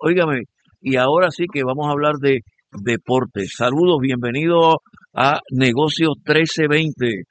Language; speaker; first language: Spanish; native; Spanish